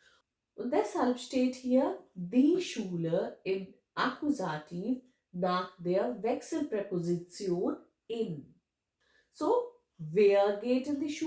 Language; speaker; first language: German; non-native, fluent; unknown